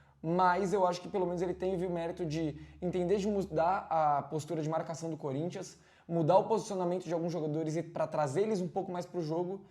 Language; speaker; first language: Portuguese; native; Portuguese